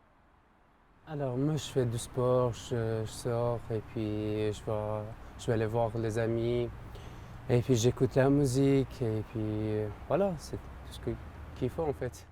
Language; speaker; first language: French; non-native, fluent; Persian